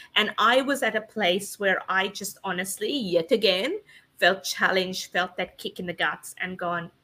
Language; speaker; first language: English; non-native, local second language; Sinhala